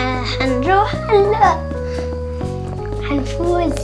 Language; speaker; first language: Arabic; native; Arabic